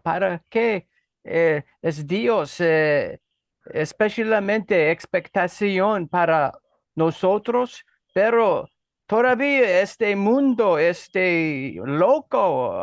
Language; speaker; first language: Spanish; non-native, learner; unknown